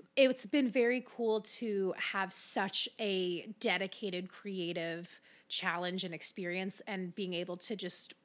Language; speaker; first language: English; native; English